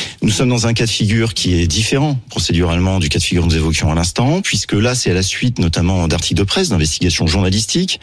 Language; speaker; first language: French; native; French